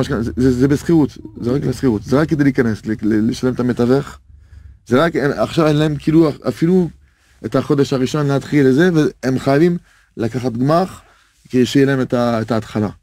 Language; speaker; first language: Hebrew; non-native, fluent; French